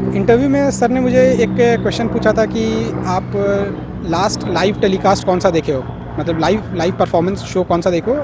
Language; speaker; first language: Hindi; native; Hindi